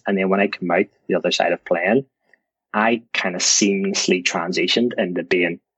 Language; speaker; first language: English; native; English